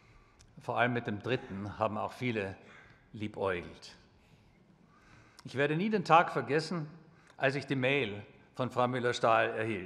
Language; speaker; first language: German; native; German